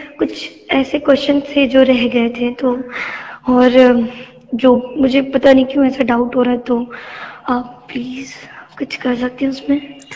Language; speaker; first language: Hindi; native; Hindi